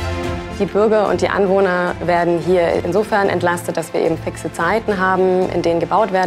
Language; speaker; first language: German; native; German